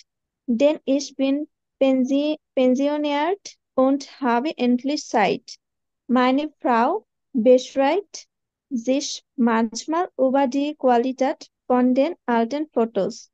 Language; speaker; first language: German; non-native, learner; Bangla